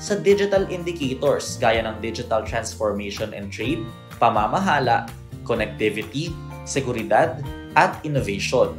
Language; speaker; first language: Filipino; native; Filipino